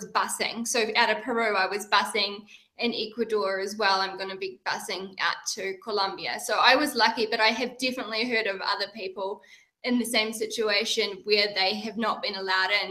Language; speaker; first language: English; native; English